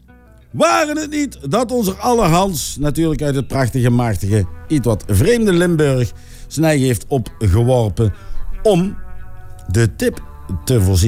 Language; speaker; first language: Dutch; native; Dutch